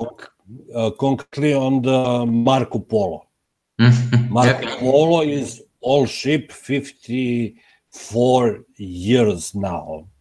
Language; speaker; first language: English; non-native, learner; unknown